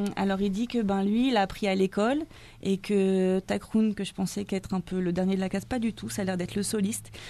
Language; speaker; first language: French; native; French